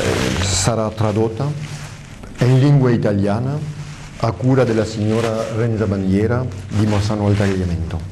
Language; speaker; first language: Italian; early bilingual, heritage; French